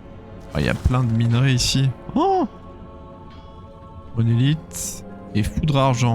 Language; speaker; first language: French; native; French